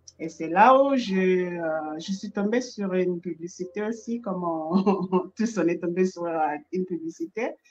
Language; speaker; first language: French; non-native, local second language; Lingala